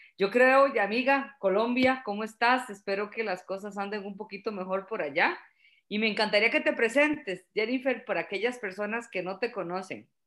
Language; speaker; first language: Spanish; native; Spanish